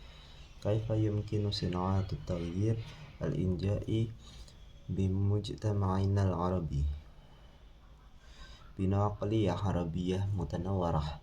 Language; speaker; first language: Arabic; non-native, learner; Indonesian